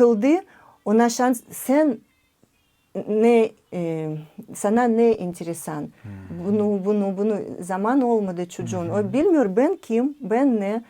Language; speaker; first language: Turkish; non-native, learner; Russian